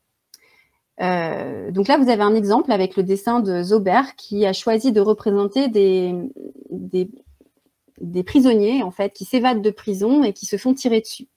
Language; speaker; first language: French; native; French